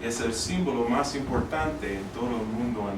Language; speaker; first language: Spanish; non-native, fluent; English